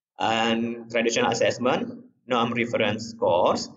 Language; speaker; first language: English; non-native, fluent; Indonesian